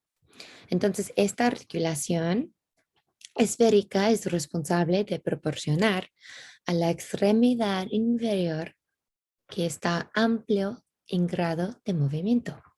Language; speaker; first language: Spanish; non-native, fluent; English